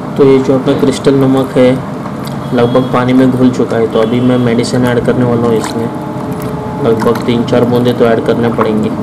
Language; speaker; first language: Hindi; non-native, local second language; Marathi